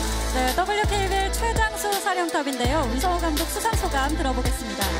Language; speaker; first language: Korean; native; Korean